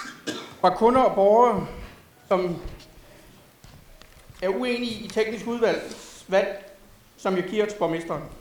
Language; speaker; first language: Danish; native; Danish